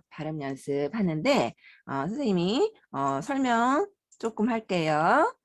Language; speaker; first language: Korean; native; Korean